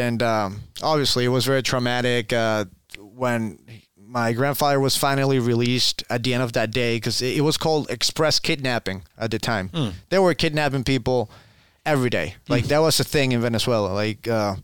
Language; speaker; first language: English; non-native, fluent; Spanish